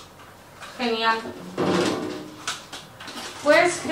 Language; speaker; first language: Spanish; native; Spanish